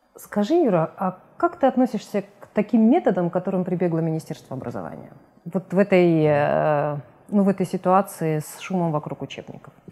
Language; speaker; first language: Russian; native; Russian